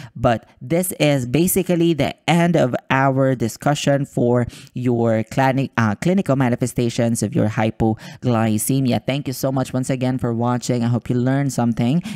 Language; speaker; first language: English; non-native, local second language; Filipino